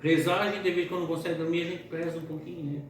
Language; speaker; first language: Portuguese; native; Portuguese